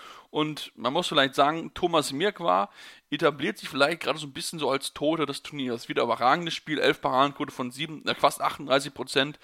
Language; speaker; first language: German; native; German